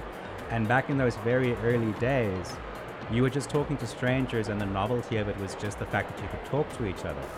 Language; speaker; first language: English; native; English